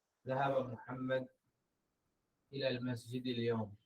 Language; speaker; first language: Arabic; non-native, learner; English